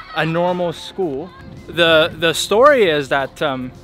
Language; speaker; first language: English; native; English